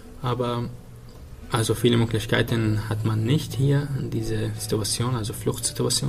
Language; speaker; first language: German; non-native, learner; Arabic